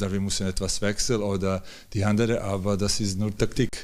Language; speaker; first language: German; non-native, learner; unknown